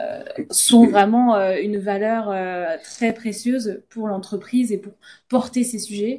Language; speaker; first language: French; native; French